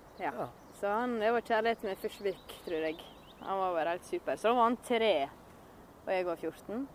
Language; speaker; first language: Norwegian; native; Norwegian